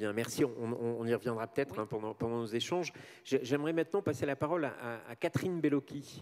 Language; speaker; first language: French; native; French